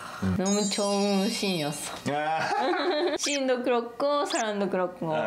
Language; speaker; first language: Korean; non-native, learner; Japanese